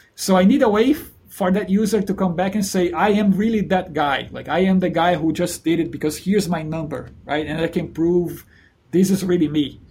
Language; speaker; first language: English; non-native, fluent; Portuguese